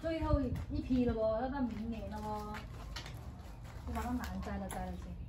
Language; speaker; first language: Chinese; native; Chinese